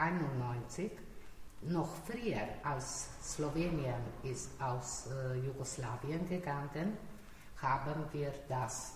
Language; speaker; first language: German; non-native, learner; Slovenian